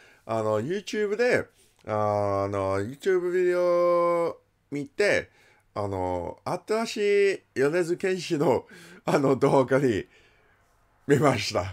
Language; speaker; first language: Japanese; non-native, learner; English